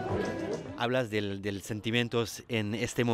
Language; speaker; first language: Spanish; non-native, learner; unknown